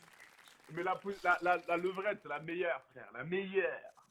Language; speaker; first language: French; native; French